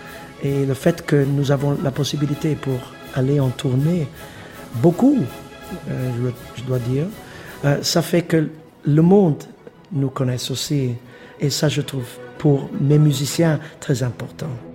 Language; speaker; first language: French; non-native, fluent; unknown